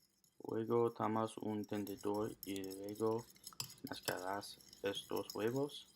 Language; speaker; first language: Spanish; non-native, learner; English